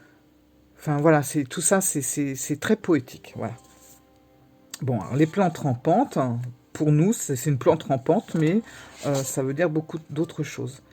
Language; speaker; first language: French; native; French